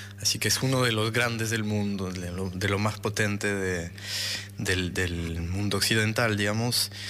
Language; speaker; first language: Spanish; non-native, fluent; French